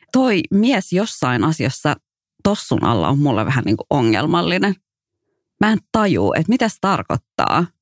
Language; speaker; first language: Finnish; early bilingual, other home language; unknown